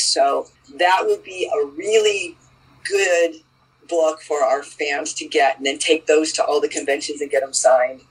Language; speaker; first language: English; native; English